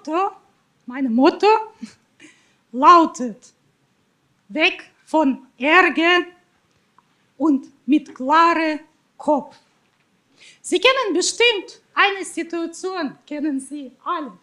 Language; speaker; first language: German; non-native, fluent; Russian